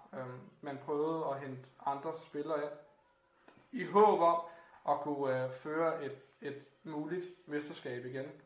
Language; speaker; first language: Danish; native; Danish